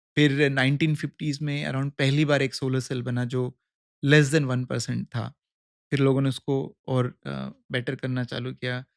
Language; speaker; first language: Hindi; native; Hindi